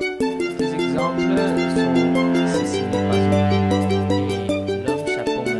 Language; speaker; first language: French; non-native, learner; English